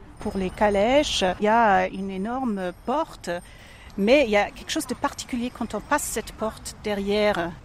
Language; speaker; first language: French; non-native, fluent; German